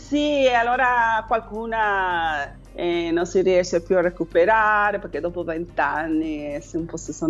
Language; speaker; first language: Italian; non-native, fluent; Spanish